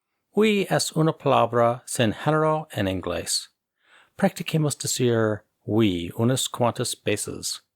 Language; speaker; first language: Spanish; non-native, fluent; English